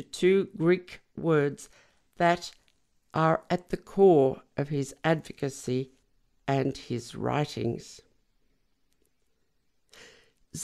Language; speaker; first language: English; non-native, local second language; Yiddish